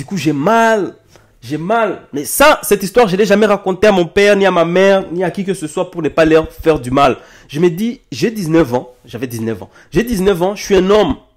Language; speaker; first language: French; non-native, local second language; Lingala